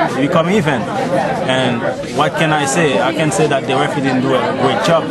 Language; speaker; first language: English; non-native, fluent; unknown